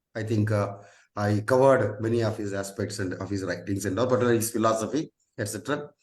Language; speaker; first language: English; non-native, local second language; Telugu